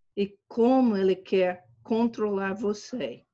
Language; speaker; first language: Portuguese; non-native, fluent; English